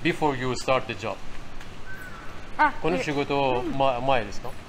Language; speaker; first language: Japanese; non-native, learner; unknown